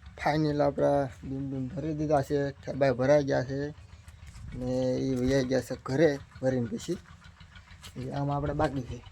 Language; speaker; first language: Gujarati; native; Gujarati